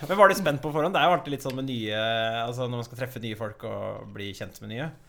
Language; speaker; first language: Norwegian; native; Norwegian